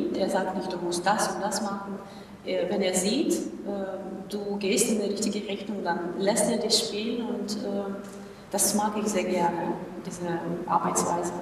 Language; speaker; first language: German; non-native, fluent; Russian